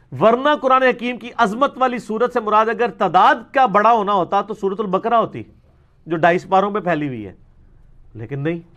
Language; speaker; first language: Urdu; non-native, local second language; Punjabi